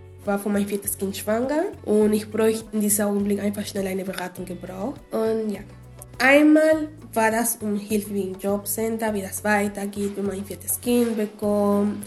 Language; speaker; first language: German; non-native, fluent; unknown